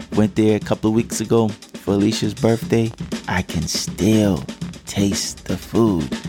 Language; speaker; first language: English; native; English